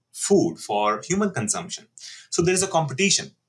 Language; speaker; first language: English; non-native, local second language; Hindi